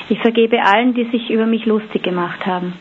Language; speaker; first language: German; native; German